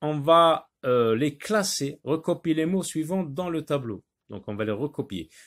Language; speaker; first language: French; non-native, local second language; Arabic